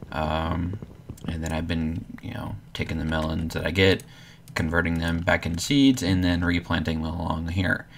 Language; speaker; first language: English; native; English